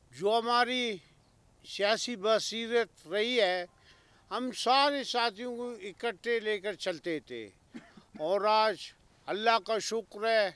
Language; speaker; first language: Urdu; non-native, local second language; Baluchi